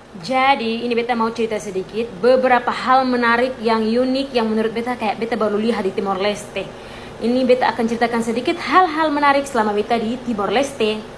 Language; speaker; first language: Indonesian; native; Indonesian